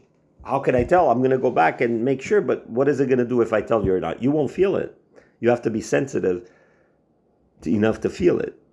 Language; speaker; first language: English; non-native, local second language; French